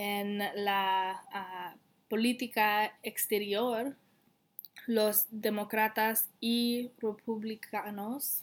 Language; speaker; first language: Spanish; non-native, learner; English